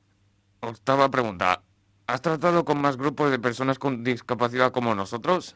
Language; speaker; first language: Spanish; native; Spanish